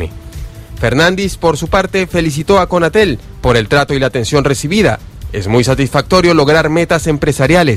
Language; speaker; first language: Spanish; native; Spanish